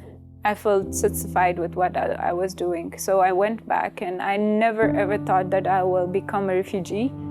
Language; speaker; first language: English; non-native, fluent; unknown